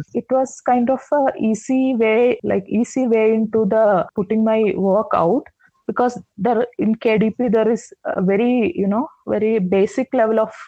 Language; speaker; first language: English; non-native, local second language; Malayalam